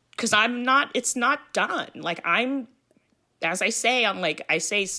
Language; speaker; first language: English; early bilingual, other home language; Filipino